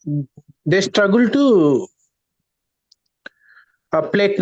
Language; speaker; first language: English; non-native, learner; Telugu